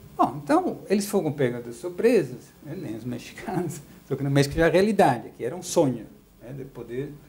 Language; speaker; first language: Portuguese; non-native, fluent; Dutch